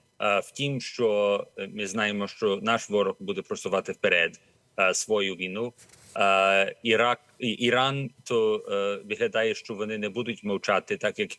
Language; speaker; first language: Ukrainian; early bilingual, heritage; Ukrainian